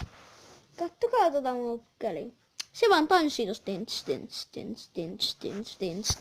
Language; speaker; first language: Finnish; native; Finnish